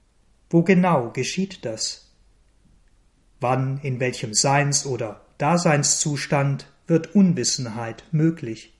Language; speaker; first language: German; native; German